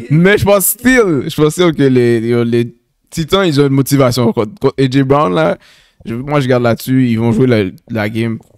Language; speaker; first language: French; native; French